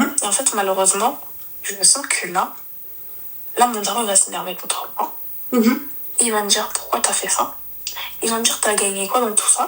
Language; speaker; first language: French; native; French